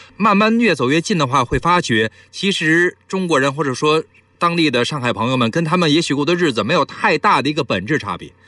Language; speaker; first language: Chinese; native; Chinese